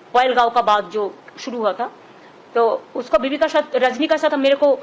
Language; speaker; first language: Hindi; non-native, local second language; Bangla